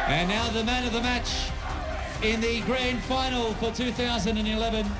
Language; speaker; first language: English; native; English